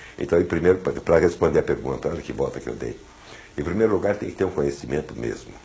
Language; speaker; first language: Portuguese; early bilingual, other home language; German